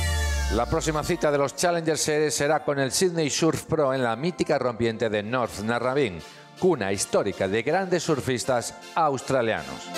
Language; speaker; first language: Spanish; native; Spanish